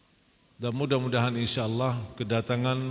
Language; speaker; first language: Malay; non-native, fluent; Arabic